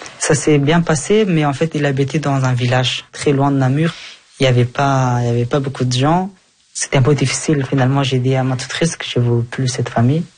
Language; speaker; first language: French; early bilingual, other home language; Persian